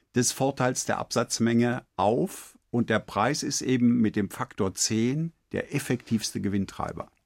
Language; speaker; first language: German; native; German